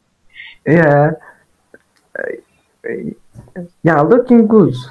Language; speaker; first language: English; non-native, learner; Turkish